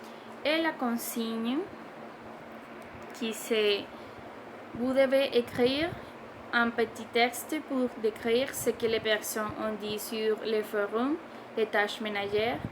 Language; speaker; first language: French; non-native, learner; Spanish